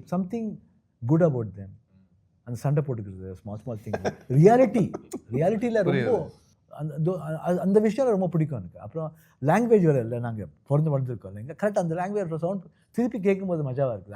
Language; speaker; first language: Tamil; non-native, local second language; Kannada